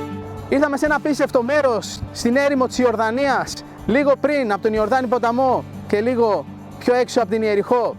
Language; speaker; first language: Greek; native; Greek